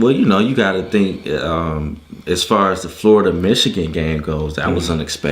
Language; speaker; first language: English; native; English